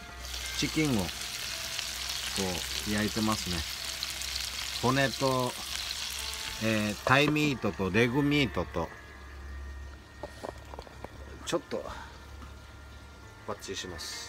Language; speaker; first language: Japanese; native; Japanese